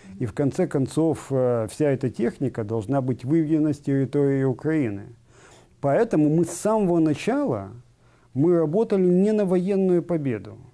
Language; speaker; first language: Russian; native; Russian